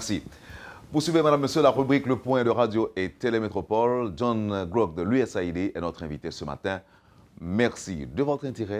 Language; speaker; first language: French; native; French